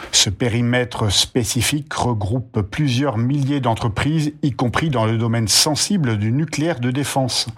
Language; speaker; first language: French; native; French